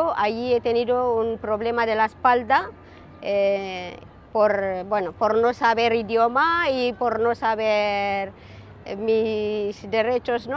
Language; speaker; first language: Spanish; non-native, learner; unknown